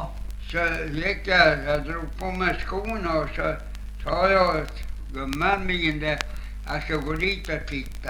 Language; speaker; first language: Swedish; native; Swedish